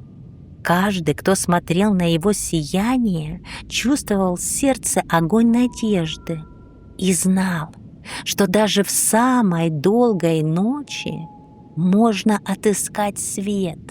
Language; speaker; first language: Russian; native; Russian